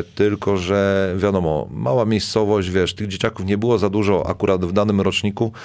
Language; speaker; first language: Polish; native; Polish